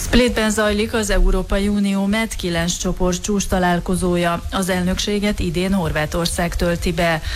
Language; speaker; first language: Hungarian; native; Hungarian